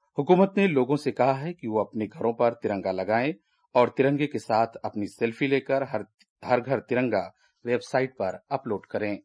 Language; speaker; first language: Urdu; native; Urdu